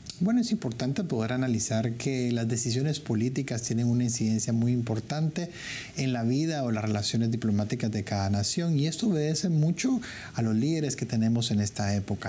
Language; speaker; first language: Spanish; native; Spanish